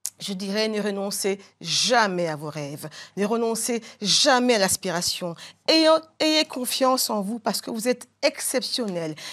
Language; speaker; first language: French; non-native, local second language; Bambara